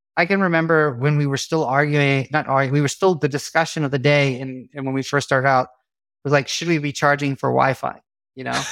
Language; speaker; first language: English; native; English